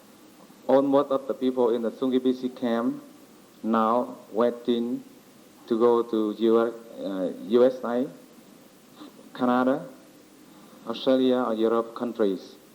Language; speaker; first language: English; non-native, learner; Vietnamese